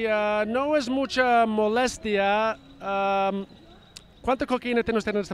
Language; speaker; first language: Spanish; non-native, fluent; English